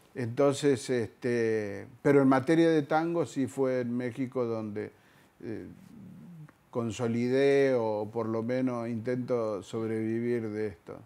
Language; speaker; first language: Spanish; native; Spanish